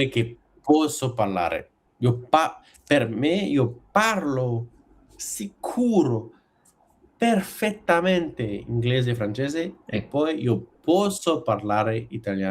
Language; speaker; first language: Italian; non-native, fluent; French